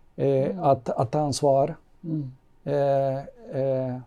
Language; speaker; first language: Swedish; non-native, fluent; Spanish